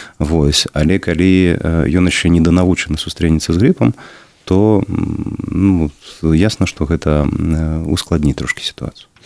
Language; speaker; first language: Belarusian; non-native, local second language; Russian